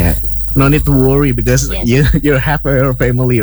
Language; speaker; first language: English; non-native, fluent; Indonesian